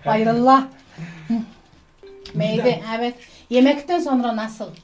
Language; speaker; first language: Turkish; non-native, learner; Mongolian